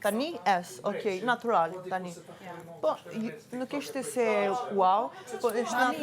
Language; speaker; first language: Albanian; early bilingual, heritage; Albanian